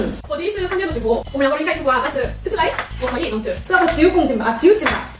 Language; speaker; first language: Chinese; non-native, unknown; Korean